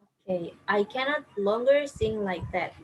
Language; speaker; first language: English; non-native, fluent; Indonesian